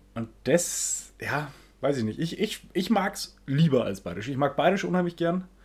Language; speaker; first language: German; native; German